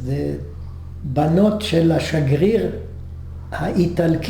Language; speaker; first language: Hebrew; non-native, fluent; French